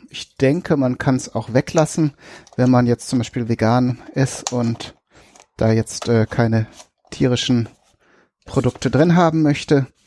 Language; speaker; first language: German; native; German